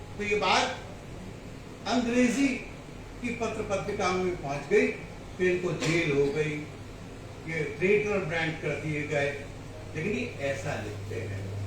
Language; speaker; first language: Hindi; non-native, local second language; Rajasthani